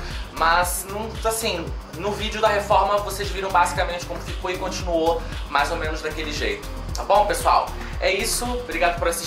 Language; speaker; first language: Portuguese; native; Portuguese